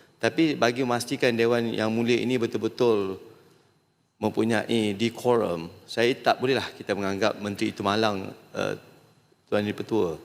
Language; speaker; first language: Malay; native; Malay